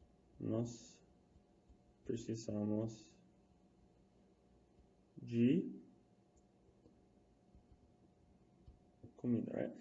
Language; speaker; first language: Portuguese; non-native, fluent; English